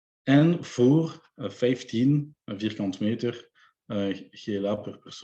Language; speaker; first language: Dutch; non-native, local second language; French